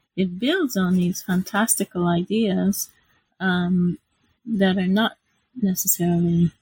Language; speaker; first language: English; non-native, fluent; Hebrew